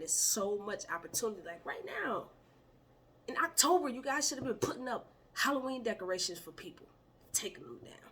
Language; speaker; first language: English; native; English